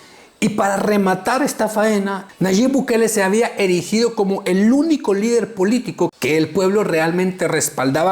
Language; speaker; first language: Spanish; native; Spanish